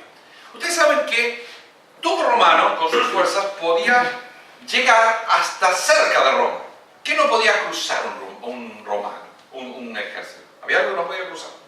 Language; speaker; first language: Spanish; native; Spanish